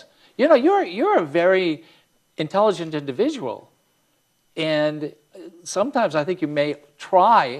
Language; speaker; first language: English; native; English